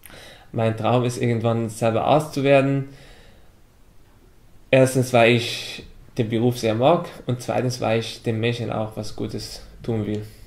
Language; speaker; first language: German; non-native, local second language; Arabic